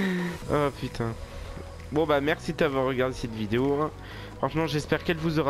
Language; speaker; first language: French; native; French